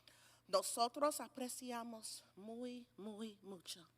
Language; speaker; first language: Spanish; non-native, learner; English